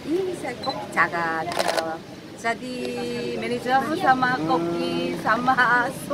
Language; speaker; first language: Indonesian; non-native, learner; Korean